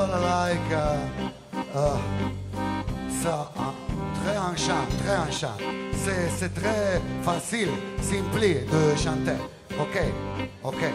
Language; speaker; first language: French; non-native, learner; Italian